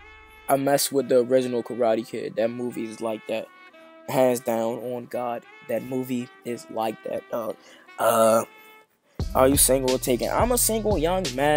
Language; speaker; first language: English; native; English